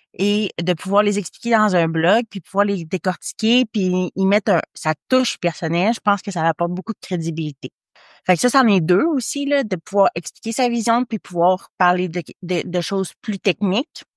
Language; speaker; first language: French; native; French